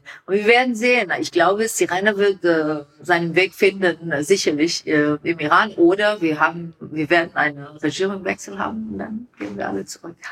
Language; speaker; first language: German; non-native, learner; Persian